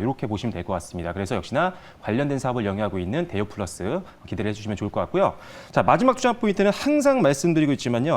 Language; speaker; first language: Korean; native; Korean